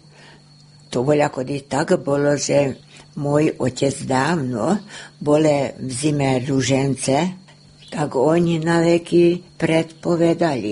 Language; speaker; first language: Slovak; native; Slovak